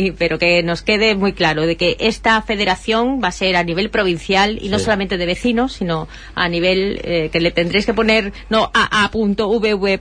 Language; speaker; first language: Spanish; native; Spanish